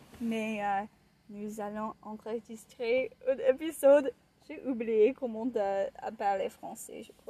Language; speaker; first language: French; non-native, learner; English